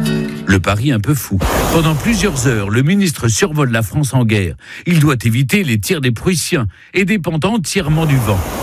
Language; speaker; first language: French; native; French